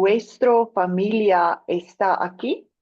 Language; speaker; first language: Spanish; non-native, learner; English